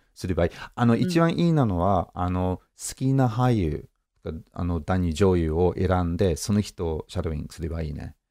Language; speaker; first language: Japanese; non-native, fluent; English